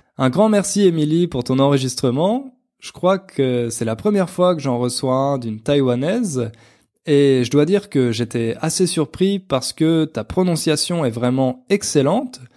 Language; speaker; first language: French; native; French